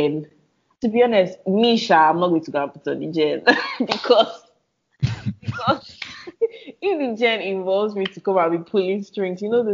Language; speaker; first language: English; non-native, local second language; Yoruba